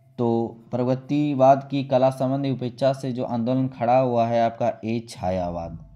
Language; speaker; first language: Hindi; native; Hindi